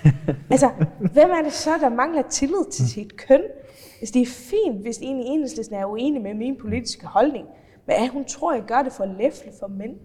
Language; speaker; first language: Danish; non-native, fluent; Faroese